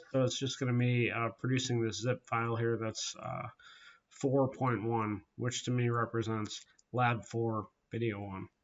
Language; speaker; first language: English; native; English